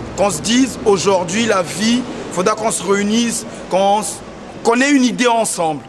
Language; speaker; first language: French; non-native, local second language; Lingala